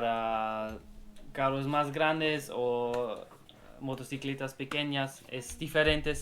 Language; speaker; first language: Spanish; non-native, learner; German